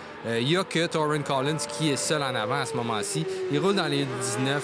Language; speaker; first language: French; native; French